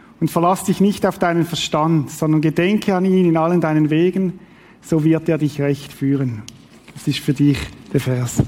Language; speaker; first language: German; native; German